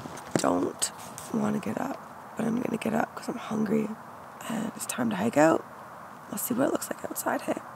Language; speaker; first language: English; native; English